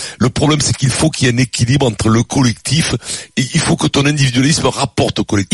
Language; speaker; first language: French; native; French